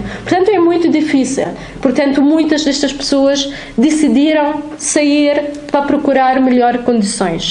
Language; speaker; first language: Portuguese; non-native, fluent; Arabic